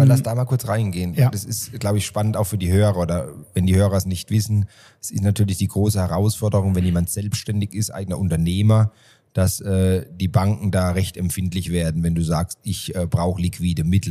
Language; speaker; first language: German; native; German